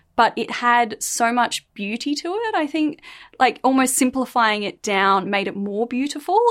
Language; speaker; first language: English; native; English